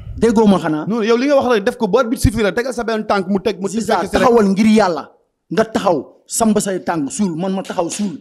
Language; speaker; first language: Wolof; non-native, local second language; Bambara